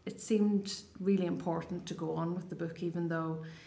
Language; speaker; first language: English; non-native, local second language; Irish